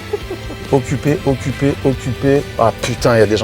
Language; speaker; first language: French; native; French